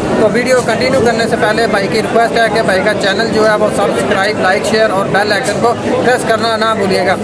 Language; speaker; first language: Urdu; non-native, local second language; Punjabi